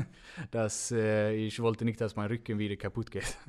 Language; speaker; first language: German; non-native, fluent; Swedish